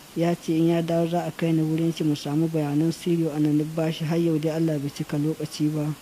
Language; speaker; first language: Hausa; non-native, local second language; Fula